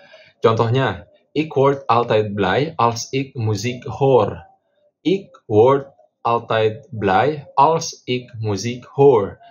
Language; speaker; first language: Dutch; non-native, fluent; Indonesian